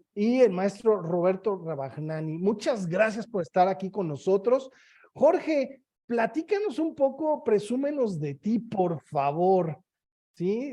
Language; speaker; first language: Spanish; native; Spanish